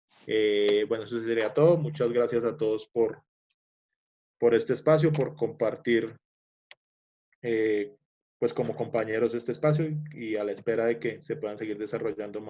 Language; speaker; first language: Spanish; native; Spanish